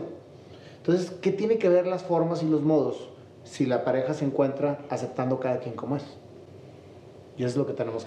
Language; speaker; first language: Spanish; native; Spanish